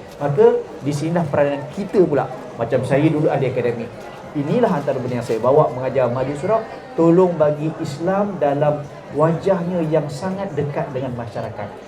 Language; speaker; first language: Malay; native; Malay